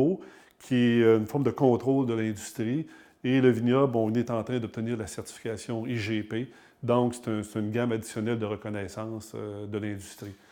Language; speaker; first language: French; native; French